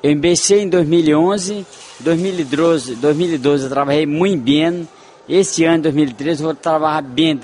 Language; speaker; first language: Spanish; non-native, fluent; Portuguese